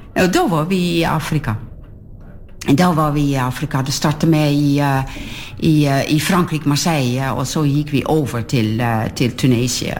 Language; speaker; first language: Norwegian; non-native, fluent; Dutch